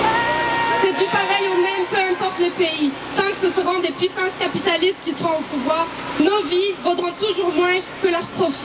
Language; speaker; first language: French; native; French